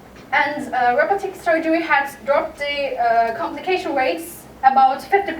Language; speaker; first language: English; non-native, fluent; Turkish